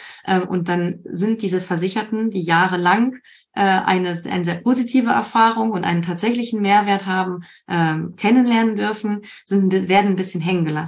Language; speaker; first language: German; native; German